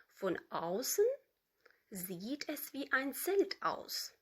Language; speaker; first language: German; non-native, fluent; Ukrainian